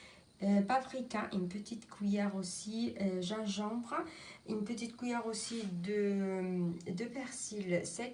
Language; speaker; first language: French; non-native, local second language; Arabic